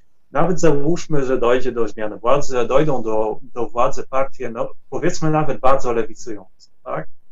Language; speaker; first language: Polish; non-native, fluent; Dutch